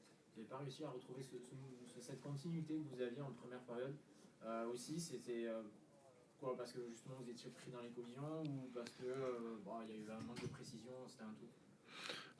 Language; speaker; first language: French; native; French